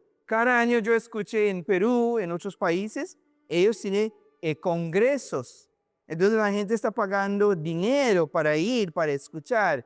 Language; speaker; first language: Spanish; non-native, learner; English